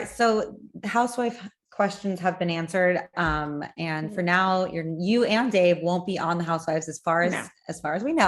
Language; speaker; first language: English; native; English